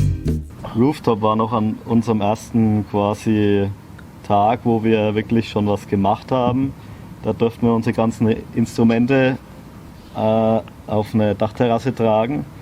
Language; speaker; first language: German; native; German